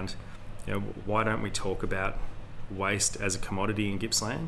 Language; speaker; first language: English; native; English